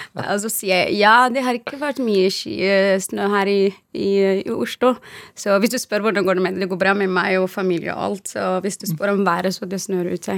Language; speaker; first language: Norwegian; non-native, fluent; Arabic